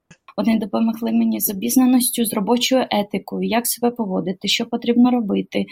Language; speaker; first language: Ukrainian; native; Ukrainian